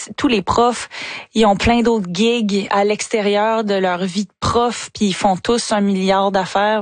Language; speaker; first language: French; native; French